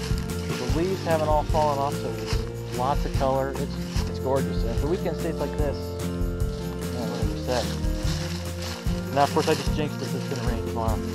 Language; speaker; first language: English; native; English